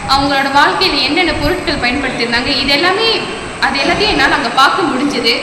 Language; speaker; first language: Tamil; early bilingual, heritage; Tamil